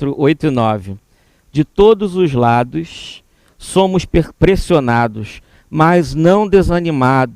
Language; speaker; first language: Portuguese; native; Portuguese